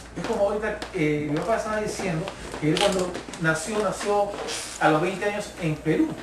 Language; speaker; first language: Spanish; native; Spanish